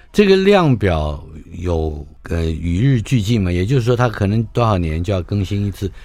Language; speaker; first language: Chinese; native; Chinese